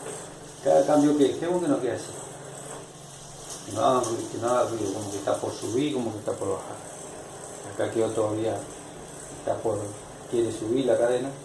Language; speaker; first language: Spanish; native; Spanish